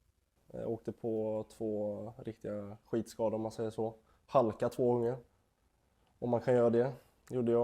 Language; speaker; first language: Swedish; native; Swedish